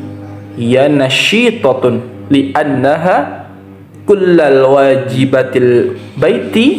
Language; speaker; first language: Arabic; non-native, learner; Indonesian